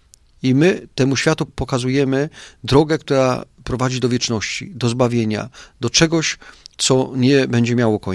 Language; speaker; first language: Polish; native; Polish